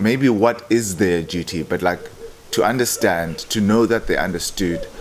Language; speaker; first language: English; non-native, local second language; Xhosa